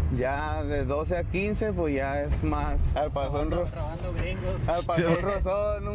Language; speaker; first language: Spanish; native; Spanish